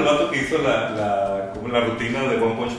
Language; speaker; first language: Spanish; native; Spanish